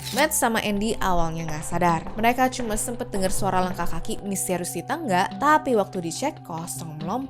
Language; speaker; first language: Indonesian; native; Indonesian